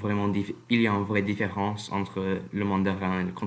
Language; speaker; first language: French; non-native, learner; English